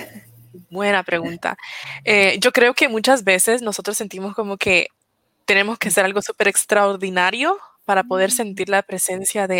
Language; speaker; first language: Spanish; early bilingual, heritage; Spanish